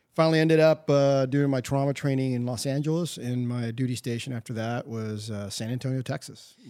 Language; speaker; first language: English; early bilingual, other home language; Spanish